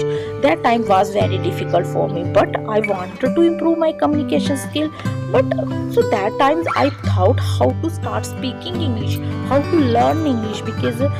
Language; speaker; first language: English; non-native, learner; Hindi